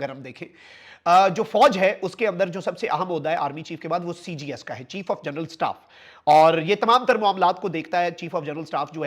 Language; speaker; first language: Urdu; native; Urdu